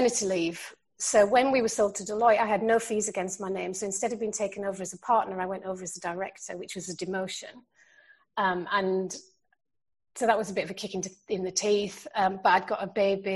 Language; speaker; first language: English; native; English